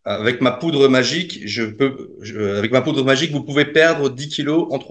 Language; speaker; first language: French; native; French